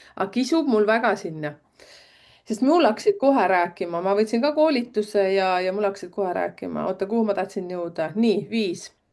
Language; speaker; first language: Estonian; native; Estonian